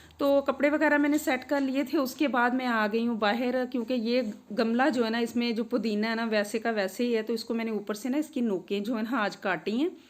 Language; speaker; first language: Urdu; non-native, local second language; Punjabi